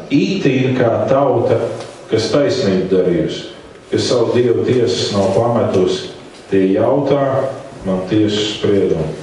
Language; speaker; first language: Latvian; native; Latvian